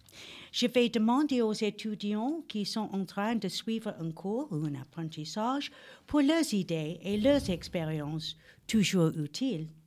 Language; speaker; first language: French; non-native, fluent; English